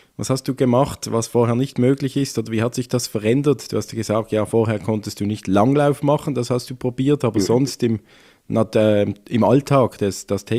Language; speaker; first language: German; native; German